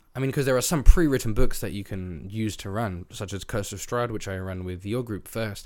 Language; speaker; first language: English; native; English